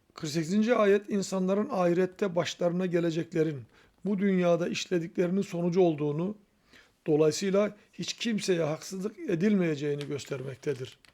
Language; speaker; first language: Turkish; native; Turkish